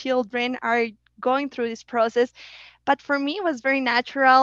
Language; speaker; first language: English; non-native, fluent; Spanish